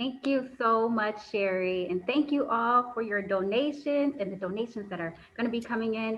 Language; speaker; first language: English; native; English